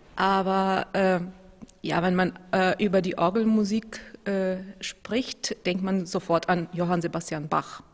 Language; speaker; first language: German; non-native, fluent; Russian